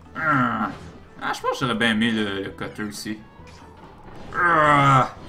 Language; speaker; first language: French; native; French